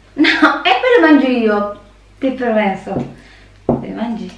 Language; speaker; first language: Italian; non-native, fluent; Filipino